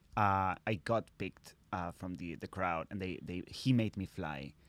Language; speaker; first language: English; non-native, fluent; Catalan